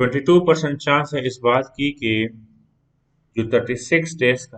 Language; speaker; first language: Hindi; non-native, local second language; Punjabi